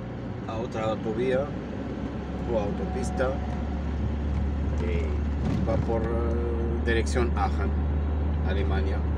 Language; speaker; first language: Spanish; non-native, fluent; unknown